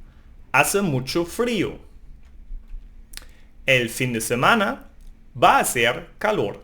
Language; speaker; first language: Spanish; non-native, fluent; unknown